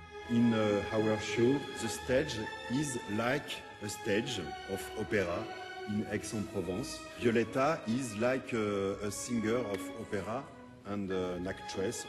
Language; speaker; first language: English; non-native, learner; French